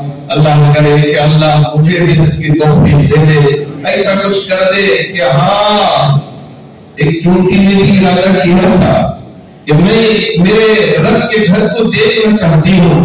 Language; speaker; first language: Urdu; native; Urdu